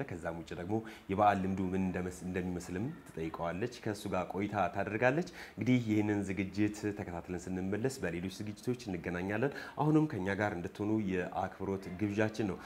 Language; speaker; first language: Amharic; native; Amharic